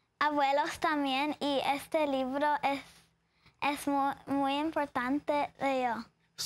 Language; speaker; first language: Spanish; early bilingual, heritage; English